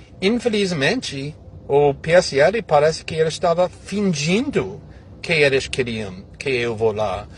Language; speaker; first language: Portuguese; non-native, fluent; English